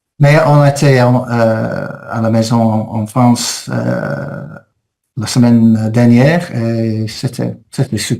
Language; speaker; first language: French; non-native, fluent; English